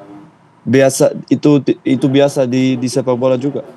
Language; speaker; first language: Indonesian; non-native, fluent; Dutch